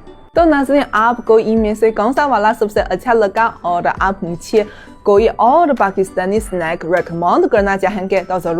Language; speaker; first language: Hindi; non-native, learner; Chinese